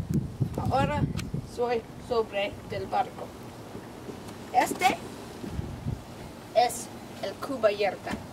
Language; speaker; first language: Spanish; non-native, learner; English